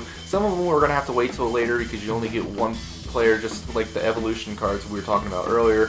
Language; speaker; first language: English; native; English